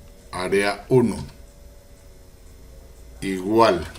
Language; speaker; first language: Spanish; native; Spanish